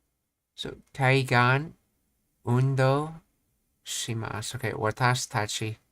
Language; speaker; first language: Japanese; non-native, learner; English